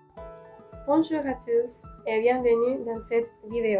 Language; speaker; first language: French; non-native, learner; Spanish